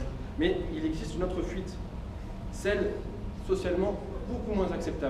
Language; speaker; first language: French; native; French